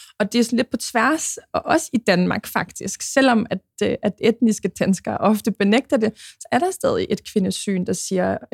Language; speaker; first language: Danish; early bilingual, other home language; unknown